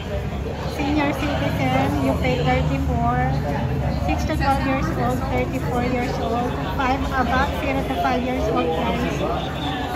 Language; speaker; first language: English; non-native, learner; Filipino